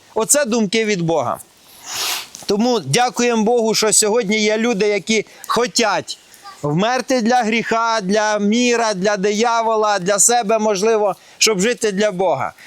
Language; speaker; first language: Ukrainian; non-native, local second language; Russian